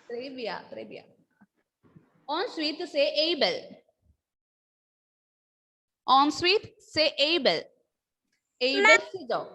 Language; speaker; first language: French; non-native, fluent; Malayalam